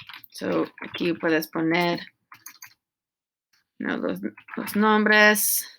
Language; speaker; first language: Spanish; non-native, learner; English